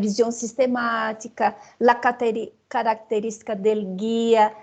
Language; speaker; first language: Spanish; non-native, fluent; Portuguese